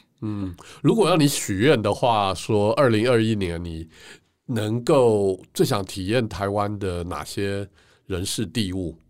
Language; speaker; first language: Chinese; native; Chinese